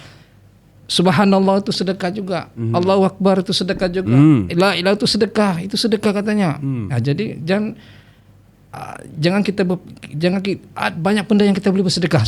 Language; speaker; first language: Malay; native; Malay